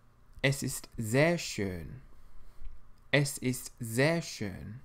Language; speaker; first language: German; non-native, fluent; English